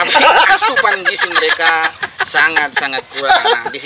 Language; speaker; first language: Indonesian; native; Indonesian